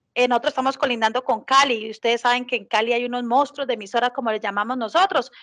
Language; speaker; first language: Spanish; native; Spanish